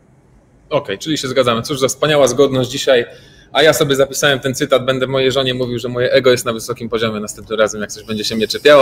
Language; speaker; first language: Polish; native; Polish